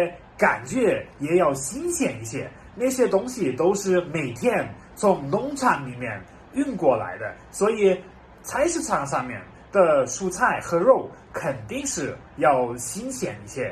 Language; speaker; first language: Chinese; non-native, fluent; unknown